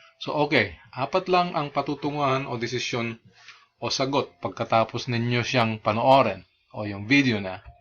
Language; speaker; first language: Filipino; non-native, local second language; Iloko